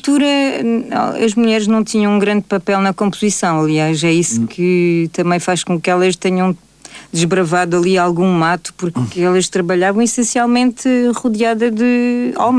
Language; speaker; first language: Portuguese; native; Portuguese